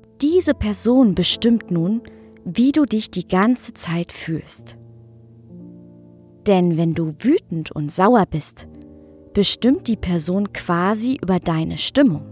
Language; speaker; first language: German; native; German